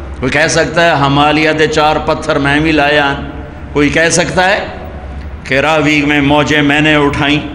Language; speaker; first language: Urdu; non-native, local second language; Punjabi